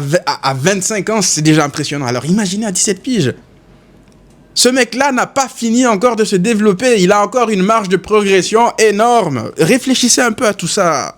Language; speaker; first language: French; native; French